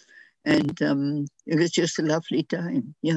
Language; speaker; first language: English; non-native, fluent; Dutch